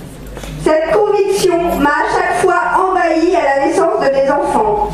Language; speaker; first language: French; native; French